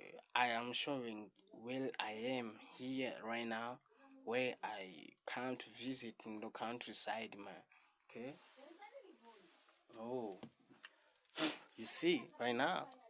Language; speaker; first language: English; non-native, learner; Rundi